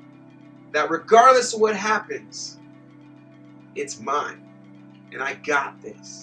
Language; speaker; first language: English; native; English